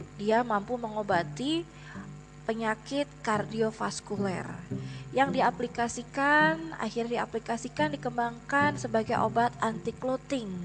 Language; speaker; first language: Indonesian; native; Indonesian